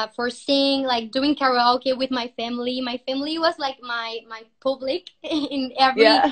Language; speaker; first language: English; non-native, learner; Spanish